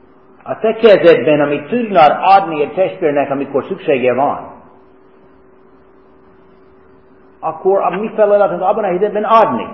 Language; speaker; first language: Hungarian; non-native, fluent; English